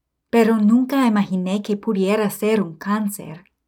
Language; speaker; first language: Spanish; non-native, fluent; English